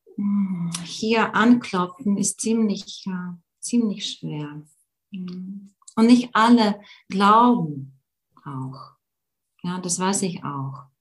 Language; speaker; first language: German; non-native, fluent; Latvian